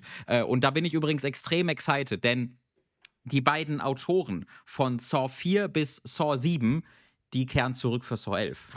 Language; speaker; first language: German; native; German